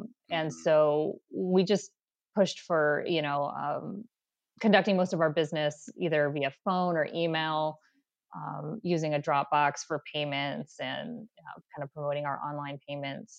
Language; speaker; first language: English; native; English